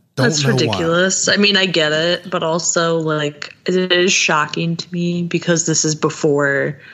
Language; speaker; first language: English; native; English